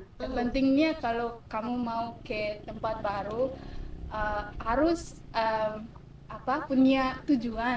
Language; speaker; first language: Indonesian; non-native, learner; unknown